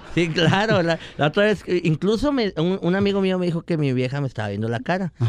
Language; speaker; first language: Spanish; native; Spanish